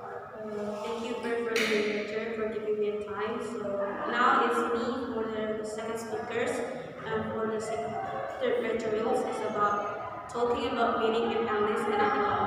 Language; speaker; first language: English; non-native, learner; Indonesian